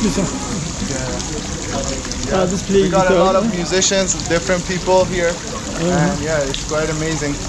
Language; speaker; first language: English; non-native, fluent; Persian